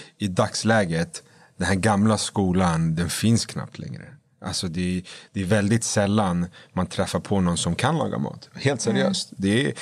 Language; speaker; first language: Swedish; native; Swedish